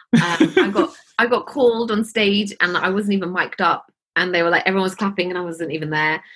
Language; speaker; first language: English; native; English